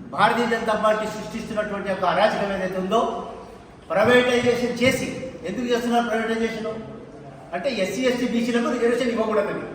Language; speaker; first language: Telugu; non-native, local second language; Lambadi